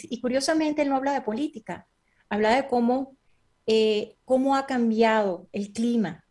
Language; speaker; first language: Spanish; native; Spanish